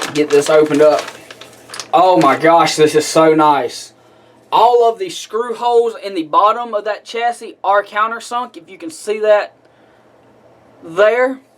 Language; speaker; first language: English; native; English